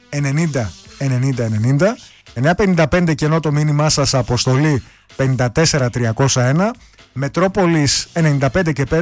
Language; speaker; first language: Greek; native; Greek